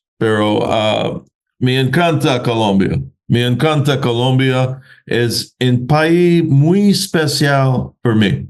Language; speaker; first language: Spanish; non-native, learner; English